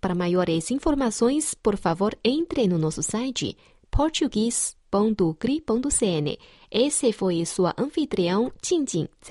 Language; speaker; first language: Portuguese; non-native, fluent; Chinese